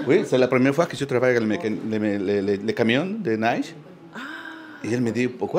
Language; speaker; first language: French; non-native, learner; Spanish